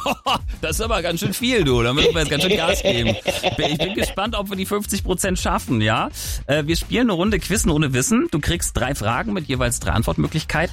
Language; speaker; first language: German; native; German